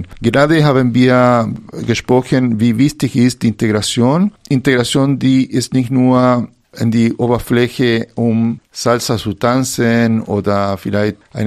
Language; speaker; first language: German; non-native, fluent; Spanish